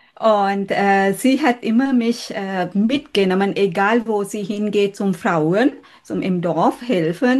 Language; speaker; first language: German; non-native, fluent; Sinhala